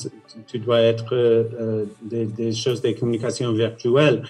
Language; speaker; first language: French; non-native, fluent; English